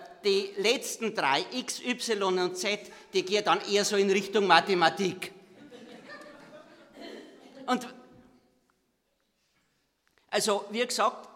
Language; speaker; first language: German; native; German